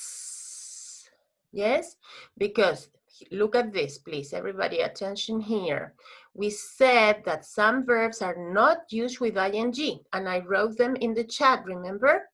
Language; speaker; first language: English; non-native, fluent; Spanish